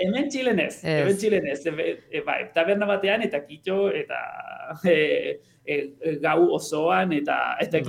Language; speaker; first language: Basque; non-native, learner; Spanish